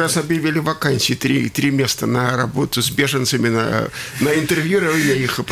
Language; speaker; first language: Russian; native; Russian